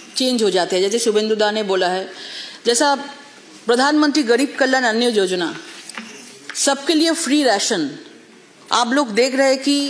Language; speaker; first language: Hindi; native; Hindi